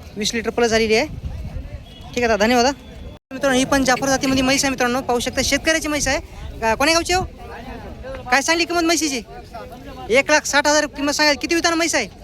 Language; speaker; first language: Marathi; native; Marathi